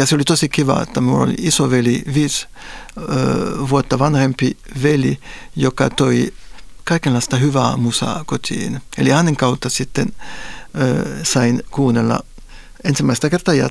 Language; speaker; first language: Finnish; non-native, fluent; Spanish